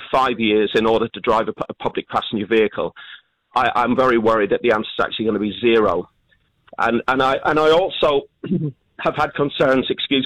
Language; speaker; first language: English; native; English